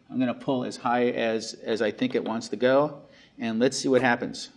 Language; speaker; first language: English; native; English